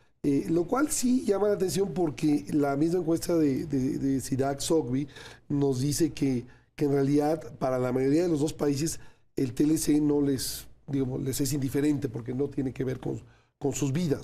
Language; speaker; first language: Spanish; native; Spanish